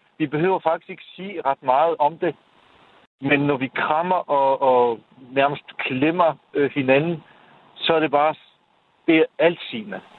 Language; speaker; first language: Danish; non-native, fluent; Polish